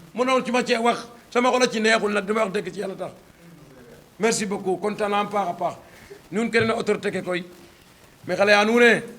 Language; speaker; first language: Wolof; non-native, local second language; Serer